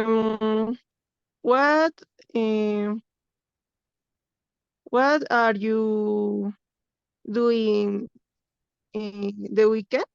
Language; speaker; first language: English; non-native, learner; Spanish